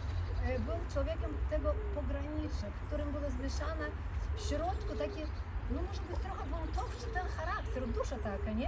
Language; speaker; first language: Polish; early bilingual, heritage; Polish